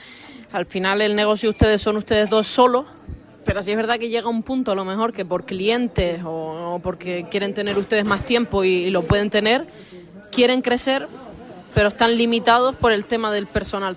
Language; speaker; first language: Spanish; native; Spanish